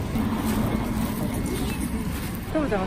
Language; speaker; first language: Japanese; non-native, learner; Korean